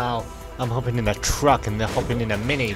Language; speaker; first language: English; native; English